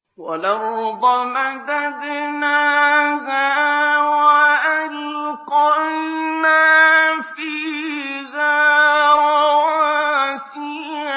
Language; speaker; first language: Arabic; native; Arabic